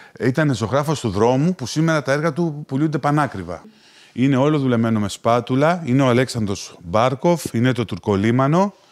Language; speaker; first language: Greek; native; Greek